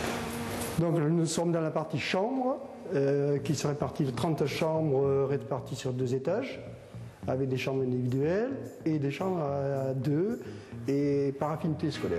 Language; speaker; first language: French; native; French